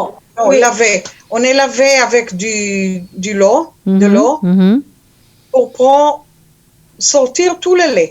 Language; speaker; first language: French; non-native, learner; Hebrew